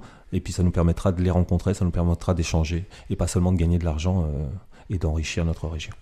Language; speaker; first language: French; native; French